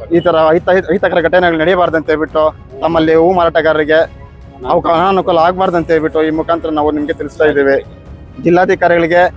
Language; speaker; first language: Kannada; native; Kannada